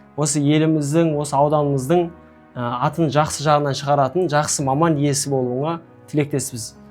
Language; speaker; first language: Kazakh; native; Kazakh